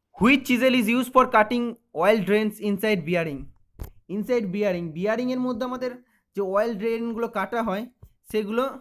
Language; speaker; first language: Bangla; native; Bangla